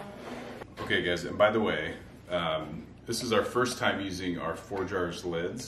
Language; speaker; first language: English; native; English